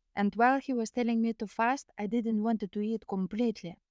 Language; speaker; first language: English; non-native, fluent; Lithuanian